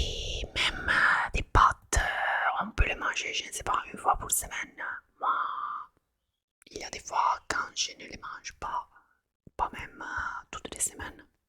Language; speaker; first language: French; non-native, fluent; Italian